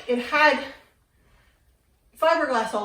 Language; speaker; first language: English; native; English